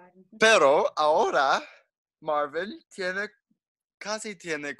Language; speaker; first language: Spanish; non-native, learner; English